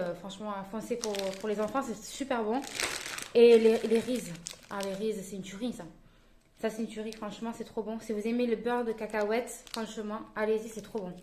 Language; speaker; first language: French; native; French